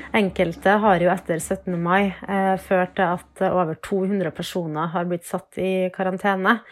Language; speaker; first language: Norwegian; native; Norwegian